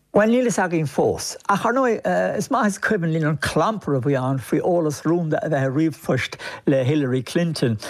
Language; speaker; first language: Irish; native; Irish